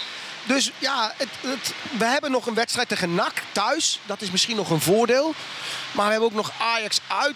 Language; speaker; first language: Dutch; native; Dutch